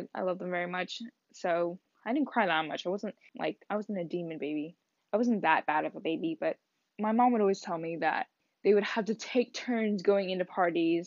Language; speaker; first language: English; early bilingual, other home language; Vietnamese